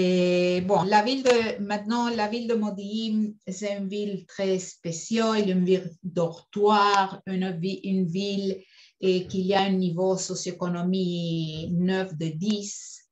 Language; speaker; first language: French; non-native, fluent; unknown